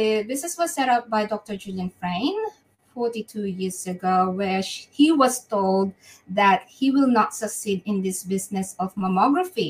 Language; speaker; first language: English; non-native, local second language; Filipino